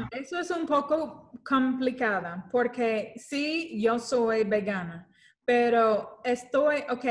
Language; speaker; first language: Spanish; non-native, learner; English